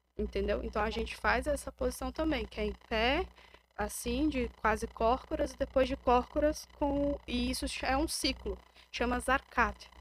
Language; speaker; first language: Portuguese; native; Portuguese